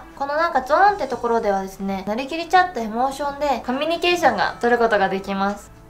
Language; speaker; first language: Japanese; native; Japanese